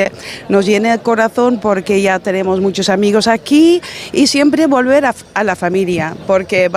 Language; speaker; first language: Spanish; non-native, fluent; Dutch